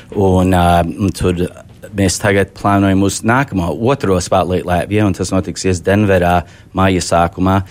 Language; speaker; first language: Latvian; early bilingual, heritage; Latvian